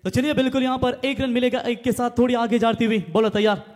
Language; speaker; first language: Hindi; non-native, local second language; Marathi